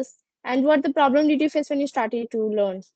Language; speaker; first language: English; non-native, learner; Hindi